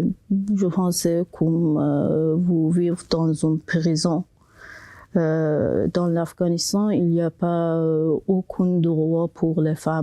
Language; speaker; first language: French; non-native, local second language; Persian